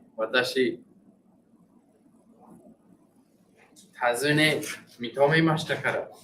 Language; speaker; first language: Japanese; non-native, fluent; English